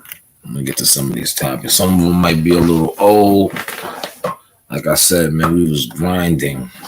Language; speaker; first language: English; native; English